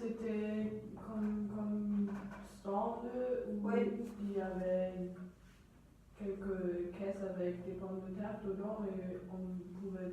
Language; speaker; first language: French; non-native, learner; German